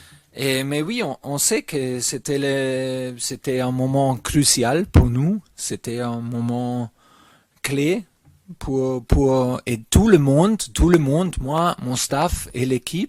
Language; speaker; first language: French; non-native, learner; German